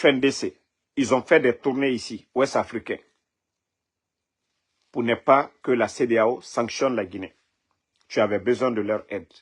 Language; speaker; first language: French; non-native, local second language; Mandingo